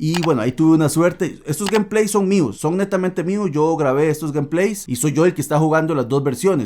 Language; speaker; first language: Spanish; native; Spanish